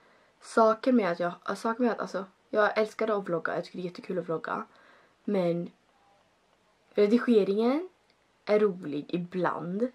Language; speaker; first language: Swedish; early bilingual, other home language; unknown